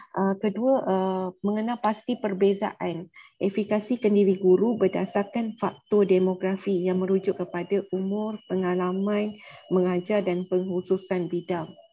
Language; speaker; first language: Malay; native; Malay